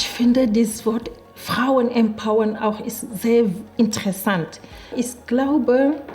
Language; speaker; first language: German; non-native, fluent; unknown